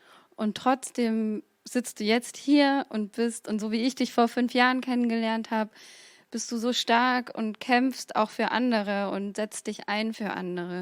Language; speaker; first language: German; native; German